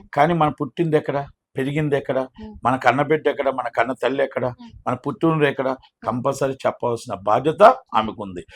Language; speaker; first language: Telugu; native; Telugu